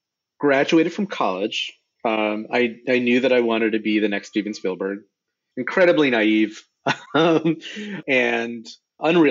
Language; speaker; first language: English; native; English